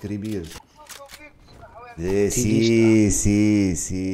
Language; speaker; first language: Spanish; non-native, learner; Arabic